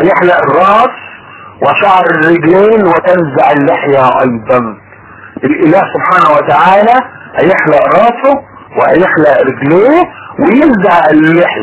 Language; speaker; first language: Arabic; native; Arabic